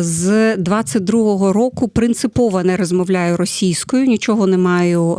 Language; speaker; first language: Ukrainian; non-native, fluent; Russian